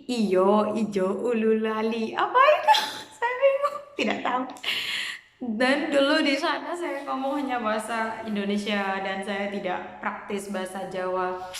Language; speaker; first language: Indonesian; non-native, fluent; Khmer